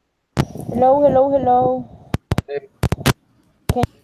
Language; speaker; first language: English; non-native, learner; Spanish